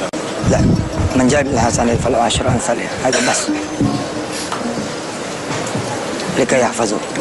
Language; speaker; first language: Arabic; non-native, fluent; Indonesian